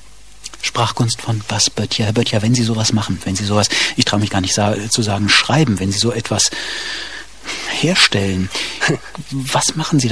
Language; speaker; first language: German; native; German